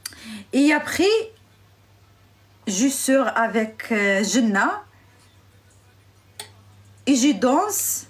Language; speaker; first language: French; non-native, learner; Arabic